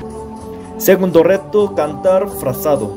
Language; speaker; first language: Spanish; non-native, learner; Korean